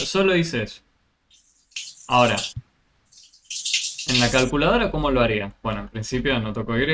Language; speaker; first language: Spanish; native; Spanish